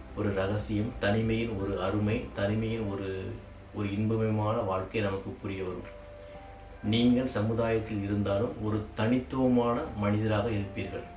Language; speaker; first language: Tamil; native; Tamil